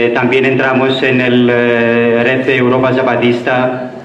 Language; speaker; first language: Spanish; non-native, learner; Greek